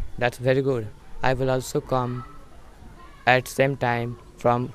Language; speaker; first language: English; non-native, learner; Hindi